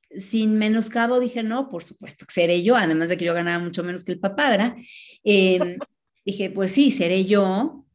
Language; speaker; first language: Spanish; native; Spanish